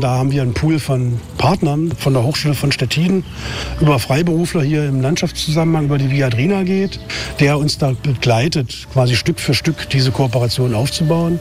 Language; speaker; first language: German; native; German